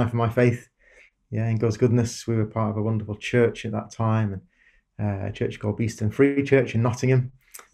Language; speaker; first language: English; native; English